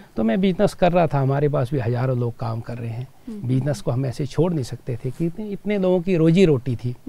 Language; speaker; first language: Hindi; native; Hindi